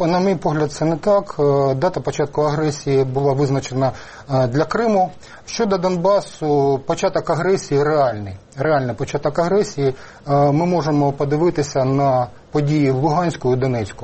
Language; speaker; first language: Ukrainian; native; Ukrainian